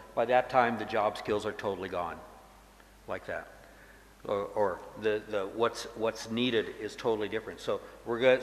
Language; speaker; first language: English; native; English